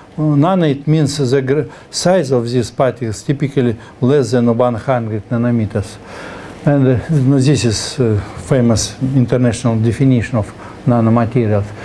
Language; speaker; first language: English; non-native, fluent; Russian